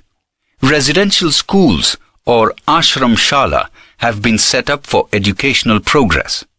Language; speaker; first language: English; non-native, local second language; Gujarati